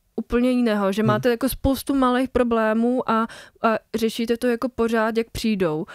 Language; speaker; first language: Czech; non-native, fluent; Bosnian